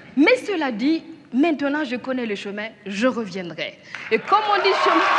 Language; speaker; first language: French; non-native, local second language; Mossi